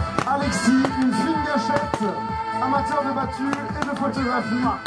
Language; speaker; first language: French; native; French